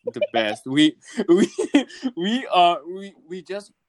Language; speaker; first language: English; non-native, fluent; Kurdish